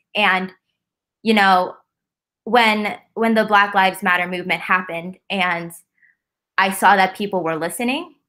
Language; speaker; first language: English; native; English